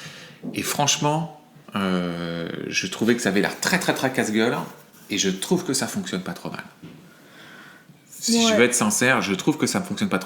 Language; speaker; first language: French; native; French